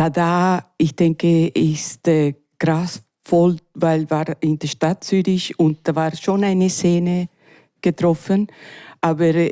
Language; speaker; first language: German; non-native, learner; Spanish